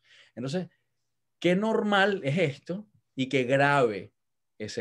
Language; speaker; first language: Spanish; native; Spanish